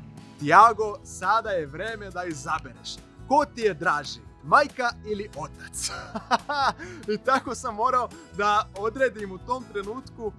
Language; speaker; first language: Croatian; non-native, fluent; Portuguese